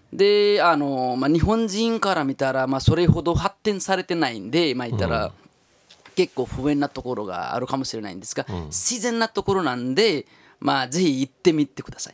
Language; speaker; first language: Japanese; non-native, fluent; Nepali